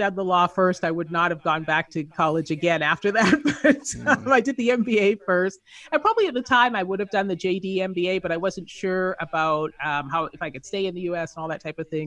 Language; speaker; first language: English; native; English